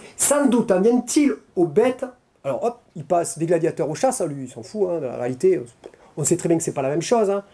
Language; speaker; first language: French; native; French